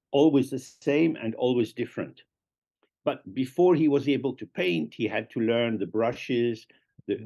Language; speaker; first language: English; native; English